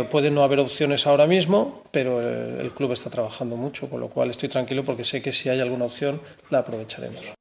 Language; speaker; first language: Spanish; native; Spanish